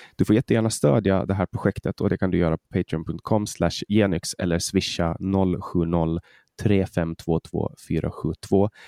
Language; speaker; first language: Swedish; native; Swedish